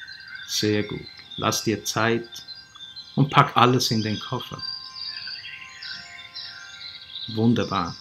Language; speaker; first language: German; native; German